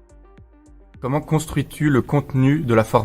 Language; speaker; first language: French; native; French